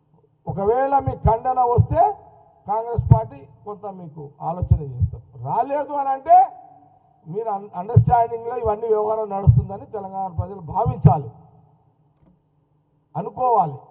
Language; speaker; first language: Telugu; native; Telugu